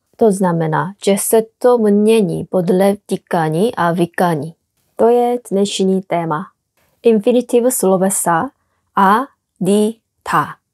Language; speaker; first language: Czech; non-native, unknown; Korean